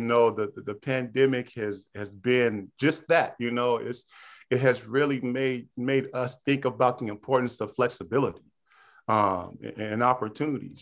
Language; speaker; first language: English; native; English